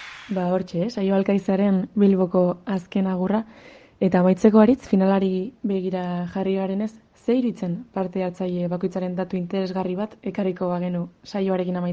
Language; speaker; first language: Basque; native; Basque